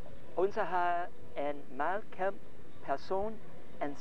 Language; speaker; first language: Danish; non-native, learner; English